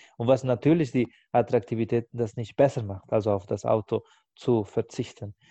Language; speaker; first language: German; non-native, fluent; Spanish